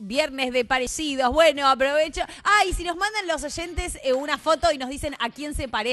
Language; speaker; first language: Spanish; native; Spanish